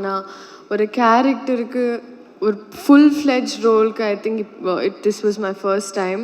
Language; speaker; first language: Tamil; non-native, learner; Telugu